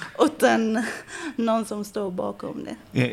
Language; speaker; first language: Swedish; non-native, fluent; Arabic